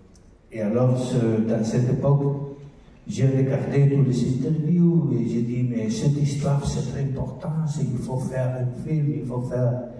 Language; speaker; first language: French; non-native, learner; Spanish